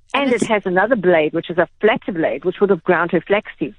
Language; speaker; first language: English; native; English